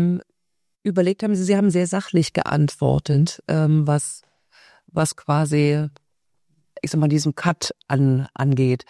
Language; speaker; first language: German; native; German